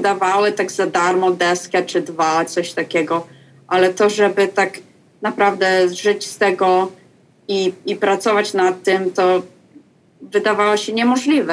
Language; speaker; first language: Polish; early bilingual, heritage; Polish